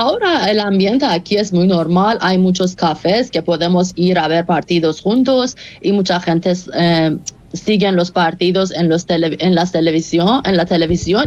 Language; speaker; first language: Spanish; non-native, fluent; Persian